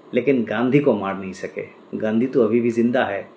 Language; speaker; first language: Hindi; non-native, local second language; Assamese